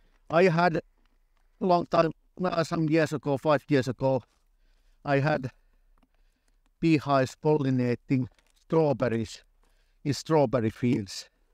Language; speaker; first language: English; non-native, fluent; Finnish